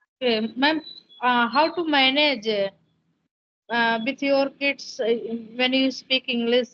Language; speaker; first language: English; non-native, local second language; Hindi